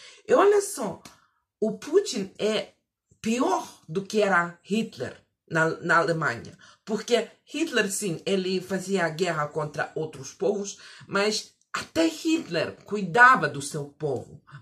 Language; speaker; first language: Portuguese; non-native, fluent; Russian